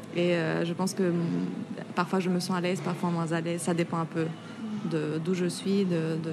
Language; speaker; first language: French; non-native, fluent; Spanish